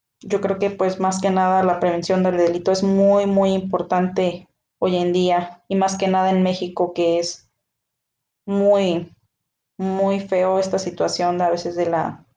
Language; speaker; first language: Spanish; native; Spanish